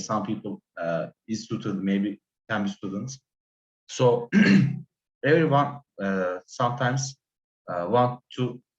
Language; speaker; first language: English; non-native, learner; Turkish